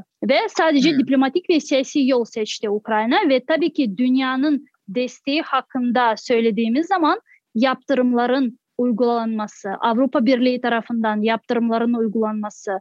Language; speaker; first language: Turkish; non-native, fluent; Crimean Tatar